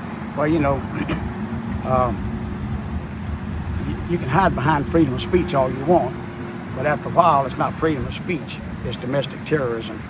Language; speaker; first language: English; native; English